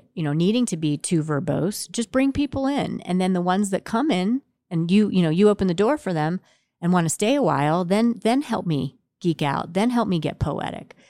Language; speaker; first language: English; native; English